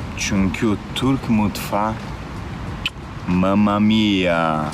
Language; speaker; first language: Turkish; non-native, learner; Portuguese